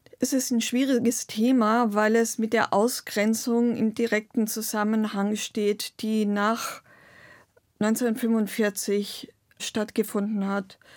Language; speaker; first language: German; non-native, local second language; Romany